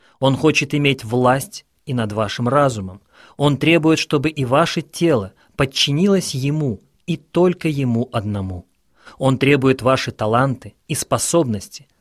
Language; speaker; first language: Russian; non-native, local second language; Ukrainian